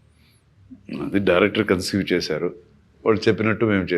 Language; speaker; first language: Telugu; native; Telugu